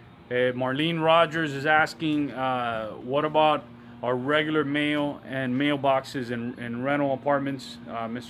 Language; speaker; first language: English; early bilingual, other home language; Spanish